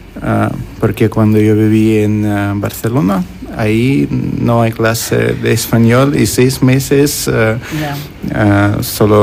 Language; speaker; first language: Spanish; non-native, learner; Russian